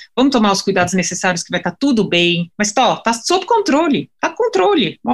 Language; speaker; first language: Portuguese; non-native, fluent; French